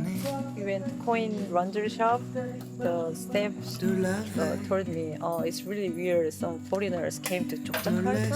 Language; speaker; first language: English; non-native, learner; Korean